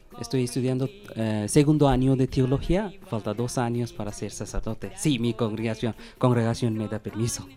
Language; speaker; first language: Spanish; non-native, learner; Bangla